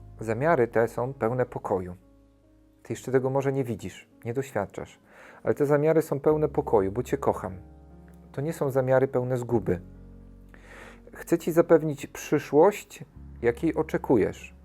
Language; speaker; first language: Polish; native; Polish